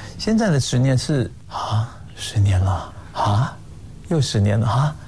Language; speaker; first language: Chinese; non-native, local second language; Cantonese